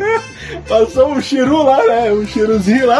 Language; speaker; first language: Portuguese; native; Portuguese